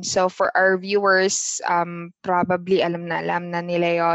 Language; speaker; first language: English; non-native, local second language; Filipino